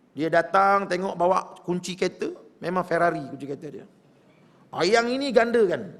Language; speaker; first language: Malay; native; Malay